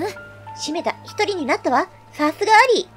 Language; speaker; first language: Japanese; native; Japanese